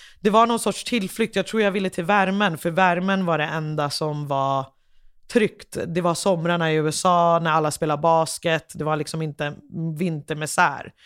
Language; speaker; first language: Swedish; early bilingual, other home language; English